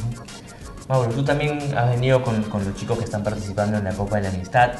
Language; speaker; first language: Spanish; native; Spanish